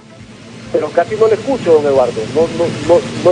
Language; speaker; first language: Spanish; native; Spanish